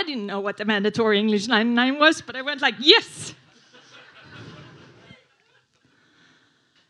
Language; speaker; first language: English; non-native, fluent; Swedish